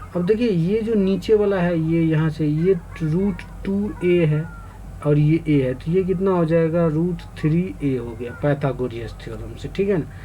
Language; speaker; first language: Hindi; native; Hindi